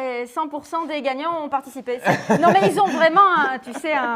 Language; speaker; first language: French; native; French